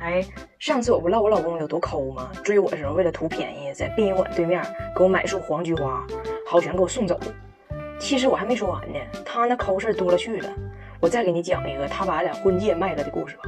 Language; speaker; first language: Chinese; native; Chinese